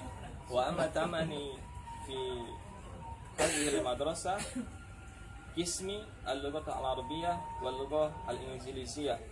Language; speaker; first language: Arabic; non-native, learner; Indonesian